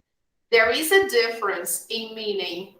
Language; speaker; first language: English; non-native, fluent; Portuguese